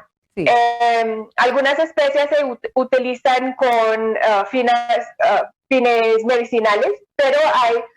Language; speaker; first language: Spanish; non-native, fluent; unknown